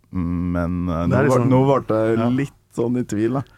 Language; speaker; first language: Norwegian; native; Norwegian